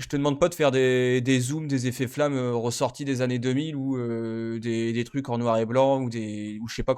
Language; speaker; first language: French; native; French